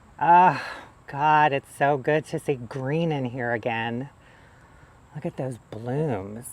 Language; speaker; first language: English; native; English